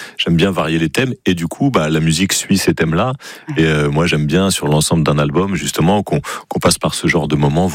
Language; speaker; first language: French; native; French